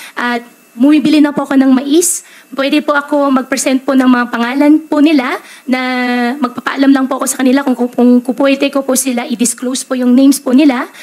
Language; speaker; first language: Filipino; native; Filipino